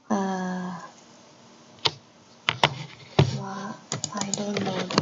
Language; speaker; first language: English; non-native, learner; Korean